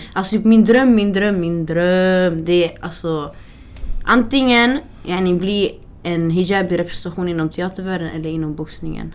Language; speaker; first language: Swedish; early bilingual, other home language; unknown